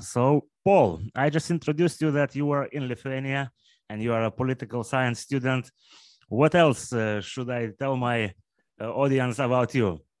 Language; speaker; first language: English; non-native, fluent; Lithuanian